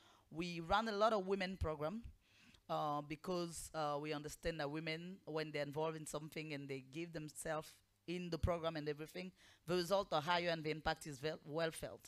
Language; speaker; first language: English; non-native, local second language; French